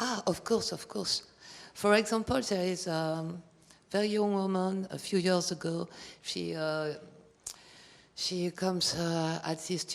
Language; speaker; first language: English; non-native, learner; French